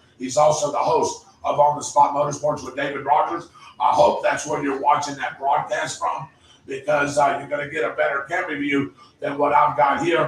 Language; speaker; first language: English; native; English